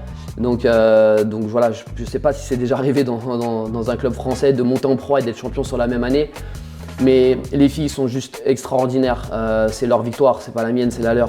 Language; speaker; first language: French; native; French